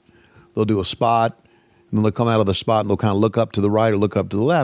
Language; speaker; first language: English; native; English